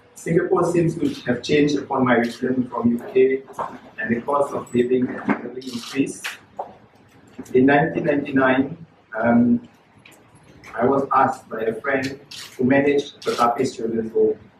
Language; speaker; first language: English; non-native, local second language; Malay